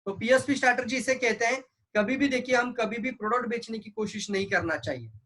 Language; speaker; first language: Hindi; non-native, local second language; Marathi